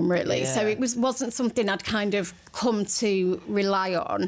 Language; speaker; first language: English; native; English